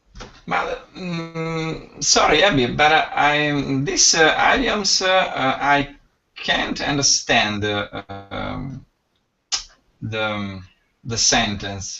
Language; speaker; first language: English; non-native, learner; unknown